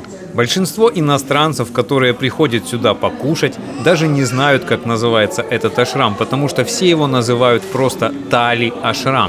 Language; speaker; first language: Russian; native; Russian